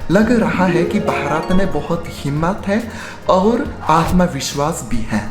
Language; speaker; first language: Hindi; non-native, fluent; Japanese